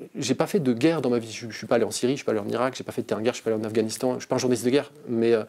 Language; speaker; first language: French; native; French